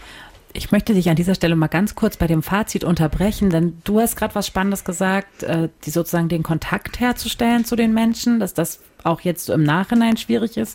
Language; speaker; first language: German; native; German